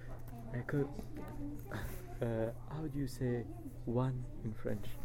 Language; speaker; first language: English; non-native, fluent; French